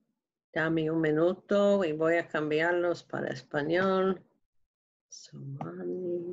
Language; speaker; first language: Spanish; non-native, learner; English